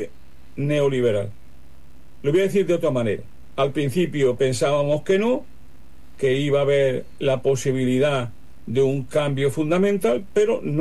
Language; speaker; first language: Spanish; native; Spanish